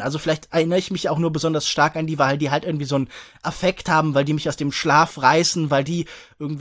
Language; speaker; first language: German; native; German